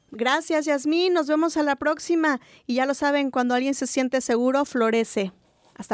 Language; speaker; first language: Spanish; native; Spanish